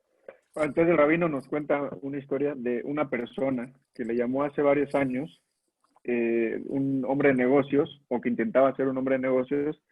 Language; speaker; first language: Spanish; native; Spanish